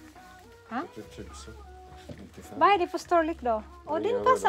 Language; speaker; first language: Swedish; non-native, learner; Cebuano